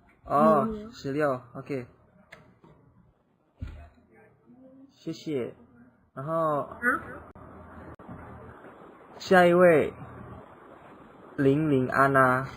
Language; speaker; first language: Chinese; non-native, fluent; Indonesian